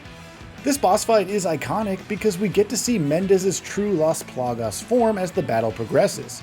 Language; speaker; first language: English; native; English